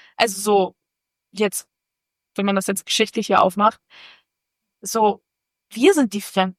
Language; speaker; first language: German; native; German